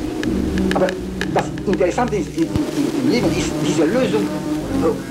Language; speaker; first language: German; non-native, fluent; Romanian